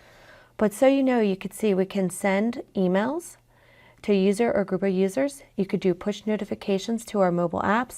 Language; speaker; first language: English; native; English